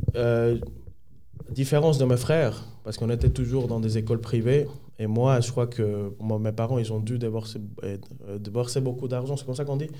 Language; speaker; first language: French; non-native, fluent; Spanish